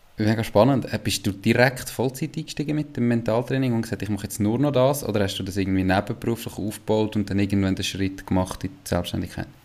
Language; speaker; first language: German; native; German